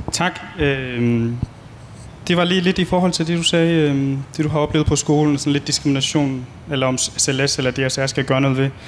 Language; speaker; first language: Danish; early bilingual, other home language; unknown